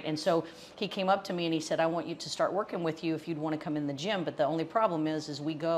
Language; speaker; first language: English; native; English